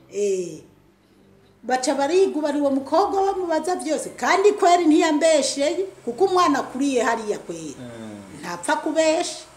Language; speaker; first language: Rundi; native; Rundi